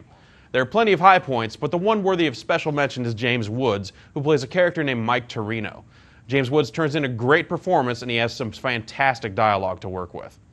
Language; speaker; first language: English; native; English